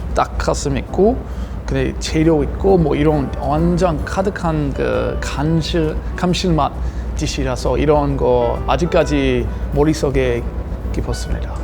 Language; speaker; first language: Korean; non-native, learner; English